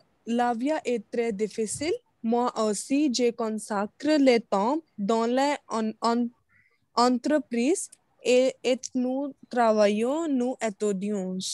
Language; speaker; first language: French; non-native, learner; Hindi